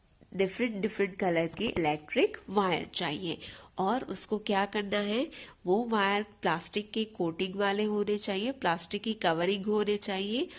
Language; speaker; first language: Hindi; non-native, local second language; Gujarati